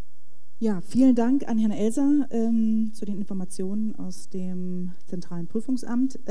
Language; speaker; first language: German; native; German